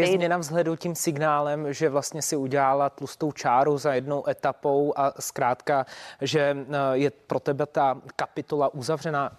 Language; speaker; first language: Czech; native; Czech